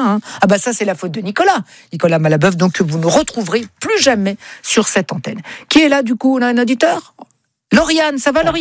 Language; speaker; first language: French; native; French